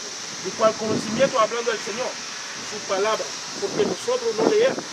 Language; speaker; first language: Spanish; non-native, learner; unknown